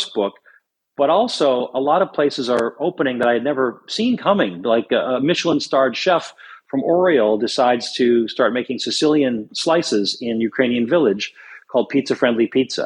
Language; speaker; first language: English; native; English